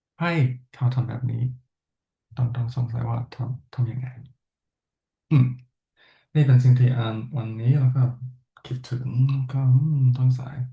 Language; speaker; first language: Thai; non-native, fluent; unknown